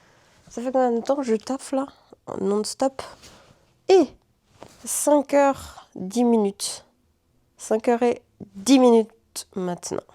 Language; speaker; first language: French; native; French